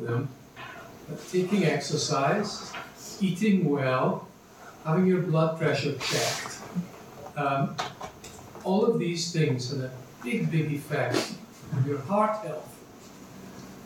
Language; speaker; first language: English; native; English